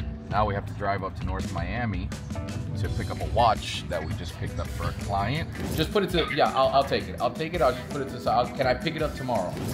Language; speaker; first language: English; early bilingual, other home language; Spanish